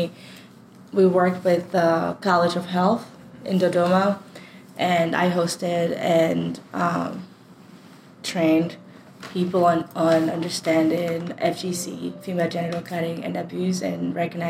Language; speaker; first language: English; non-native, fluent; French